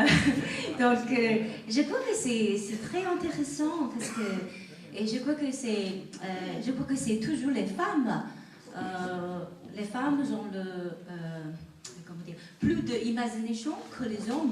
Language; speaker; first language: French; non-native, learner; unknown